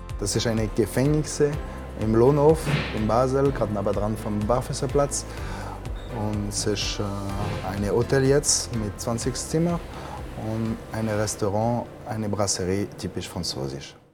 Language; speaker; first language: German; non-native, learner; French